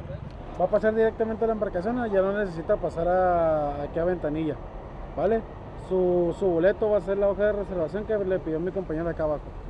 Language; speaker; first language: Spanish; native; Spanish